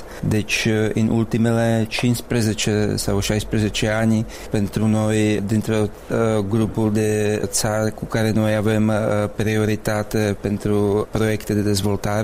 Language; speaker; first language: Romanian; non-native, learner; Czech